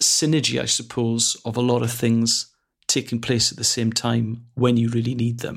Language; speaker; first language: English; non-native, local second language; Welsh